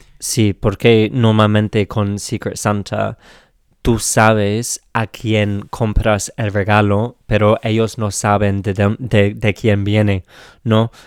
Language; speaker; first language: Spanish; non-native, fluent; English